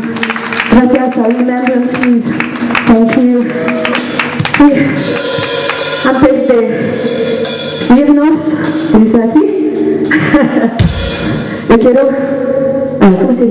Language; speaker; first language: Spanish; non-native, learner; French